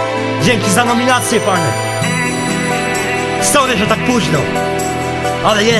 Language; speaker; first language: Polish; native; Polish